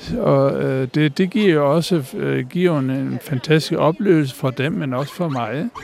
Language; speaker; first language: Danish; native; Danish